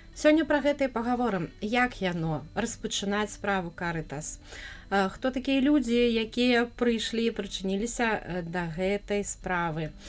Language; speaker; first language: Belarusian; native; Belarusian